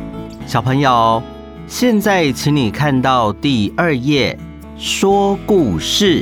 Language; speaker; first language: Chinese; native; Chinese